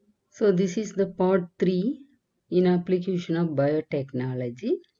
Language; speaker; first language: English; non-native, local second language; Tamil